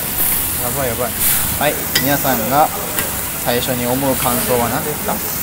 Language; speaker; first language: Japanese; native; Japanese